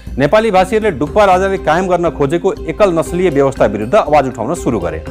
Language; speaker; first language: Nepali; native; Nepali